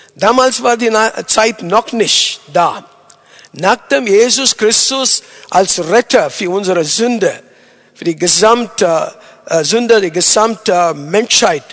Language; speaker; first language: German; non-native, fluent; Tamil